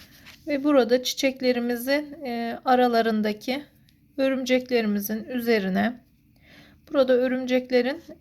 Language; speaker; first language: Turkish; native; Turkish